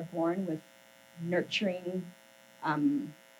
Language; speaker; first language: English; native; English